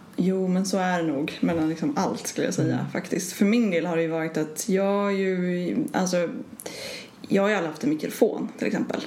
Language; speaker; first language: Swedish; native; Swedish